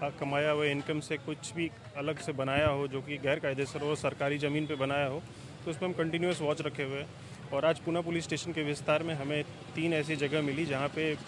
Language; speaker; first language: Hindi; non-native, local second language; Gujarati